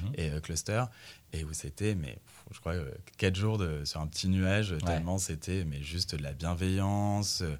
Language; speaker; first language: French; native; French